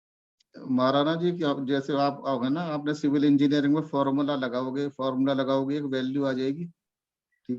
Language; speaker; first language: Hindi; native; Hindi